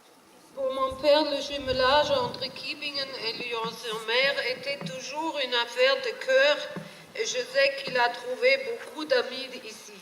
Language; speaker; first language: French; non-native, fluent; German